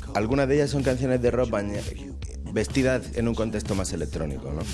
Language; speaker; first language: Spanish; native; Spanish